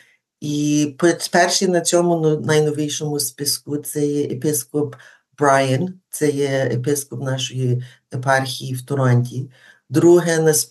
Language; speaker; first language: Ukrainian; early bilingual, heritage; Ukrainian